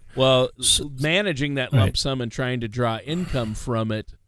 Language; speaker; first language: English; native; English